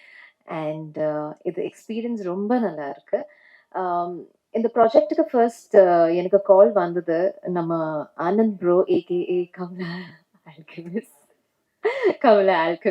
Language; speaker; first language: Tamil; non-native, local second language; Malayalam